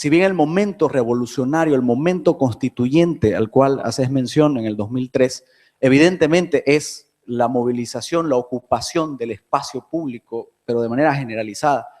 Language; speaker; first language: Spanish; native; Spanish